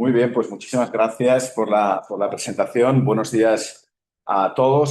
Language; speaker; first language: Spanish; native; Spanish